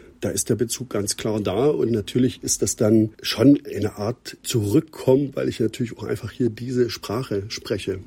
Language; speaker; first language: German; native; German